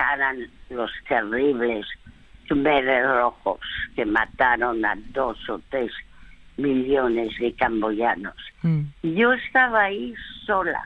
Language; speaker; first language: Spanish; early bilingual, other home language; French